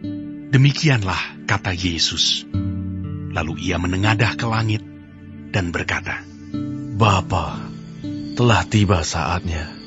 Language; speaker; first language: Indonesian; native; Indonesian